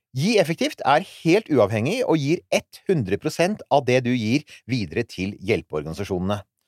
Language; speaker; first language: Norwegian; native; Norwegian